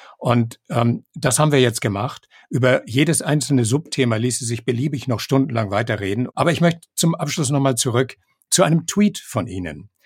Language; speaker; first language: German; native; German